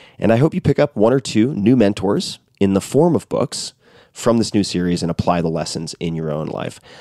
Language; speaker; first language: English; native; English